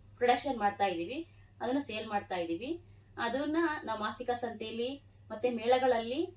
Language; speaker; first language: Kannada; native; Kannada